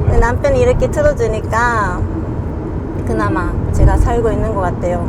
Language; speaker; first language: Korean; non-native, fluent; Japanese